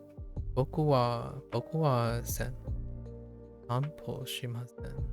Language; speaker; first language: Japanese; non-native, learner; English